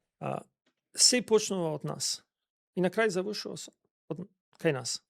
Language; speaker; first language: Macedonian; non-native, local second language; Albanian